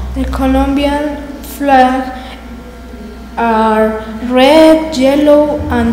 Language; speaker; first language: English; non-native, learner; Spanish